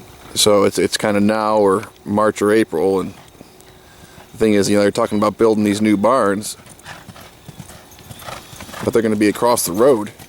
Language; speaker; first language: English; native; English